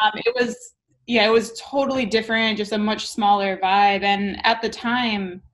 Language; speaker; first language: English; native; English